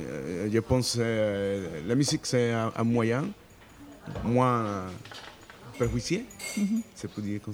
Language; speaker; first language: French; non-native, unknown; Spanish